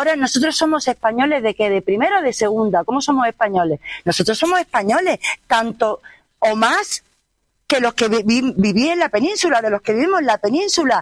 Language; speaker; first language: Spanish; native; Spanish